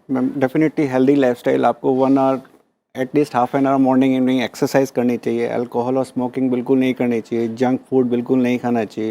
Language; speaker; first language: Hindi; native; Hindi